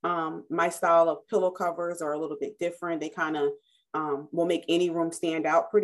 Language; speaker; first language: English; native; English